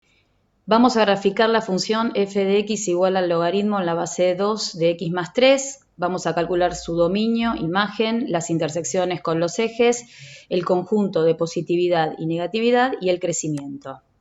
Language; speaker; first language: Spanish; native; Spanish